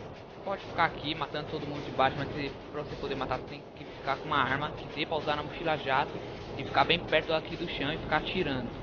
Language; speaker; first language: Portuguese; native; Portuguese